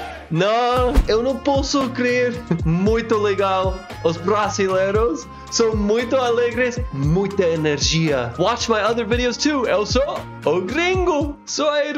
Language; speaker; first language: Portuguese; non-native, learner; English